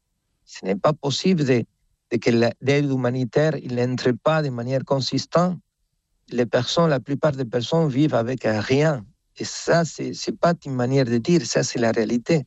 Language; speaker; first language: French; non-native, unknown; Spanish